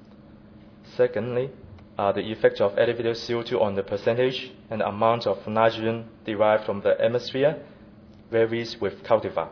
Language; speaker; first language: English; non-native, fluent; Chinese